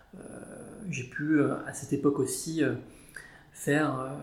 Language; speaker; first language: French; native; French